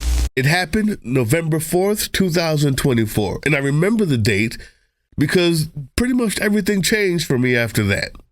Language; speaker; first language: English; native; English